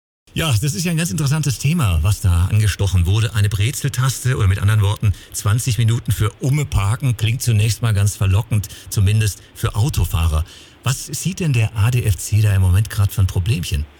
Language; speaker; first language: German; native; German